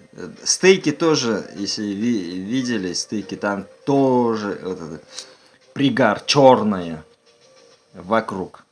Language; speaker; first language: Russian; non-native, local second language; Uzbek